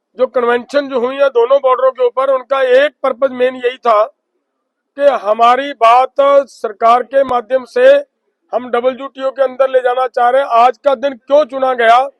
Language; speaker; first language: Hindi; non-native, local second language; Punjabi